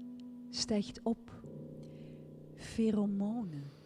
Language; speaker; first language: Dutch; native; Dutch